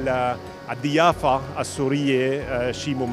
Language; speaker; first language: Arabic; non-native, fluent; German